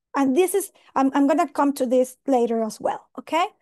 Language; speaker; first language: English; non-native, fluent; Spanish